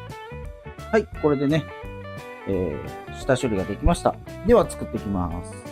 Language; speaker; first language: Japanese; native; Japanese